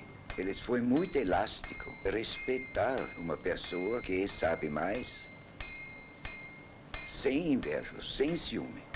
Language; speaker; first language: Portuguese; non-native, learner; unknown